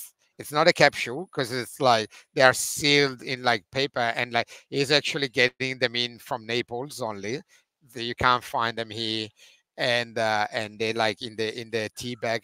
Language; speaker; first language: English; non-native, fluent; Italian